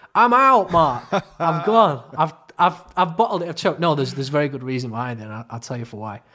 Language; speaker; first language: English; native; English